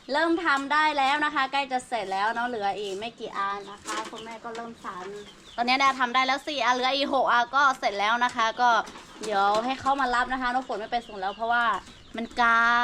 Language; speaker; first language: Thai; non-native, local second language; Lahu